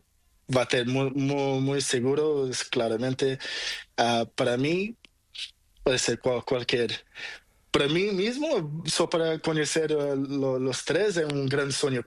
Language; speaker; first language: Spanish; non-native, learner; Portuguese